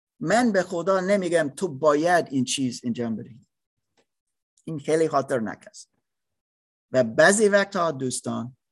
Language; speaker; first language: Persian; non-native, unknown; German